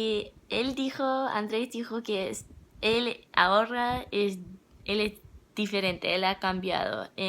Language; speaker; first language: Spanish; non-native, learner; English